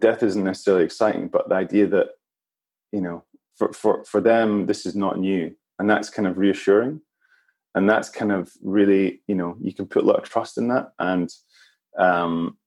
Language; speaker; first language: English; native; English